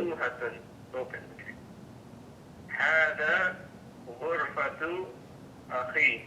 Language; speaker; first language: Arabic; non-native, learner; English